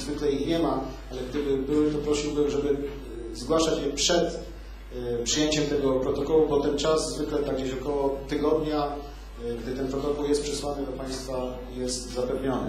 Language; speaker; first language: Polish; native; Polish